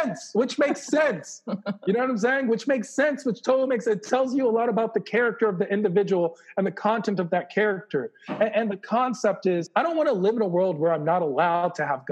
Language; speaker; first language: English; native; English